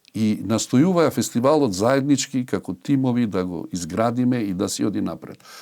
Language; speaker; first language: Macedonian; native; Macedonian